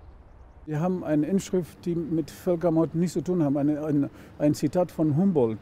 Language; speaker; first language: German; non-native, fluent; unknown